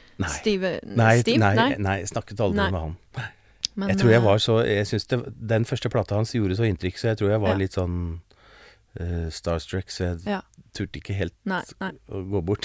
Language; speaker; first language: Norwegian; native; Norwegian